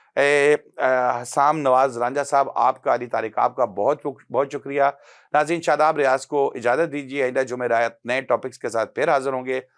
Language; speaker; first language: Urdu; non-native, local second language; Pashto